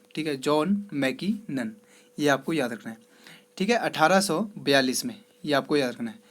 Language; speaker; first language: Hindi; native; Hindi